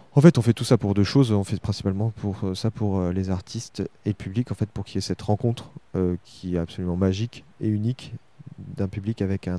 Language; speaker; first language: French; native; French